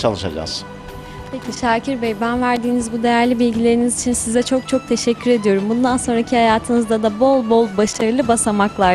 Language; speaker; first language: Turkish; native; Turkish